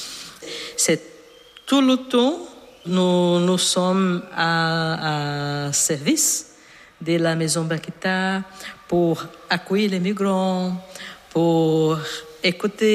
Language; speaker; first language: French; non-native, learner; Portuguese